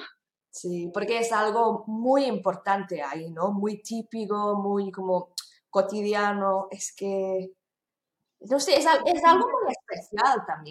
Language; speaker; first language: Spanish; non-native, fluent; English